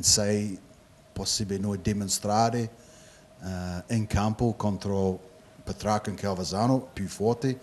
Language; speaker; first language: Italian; non-native, learner; English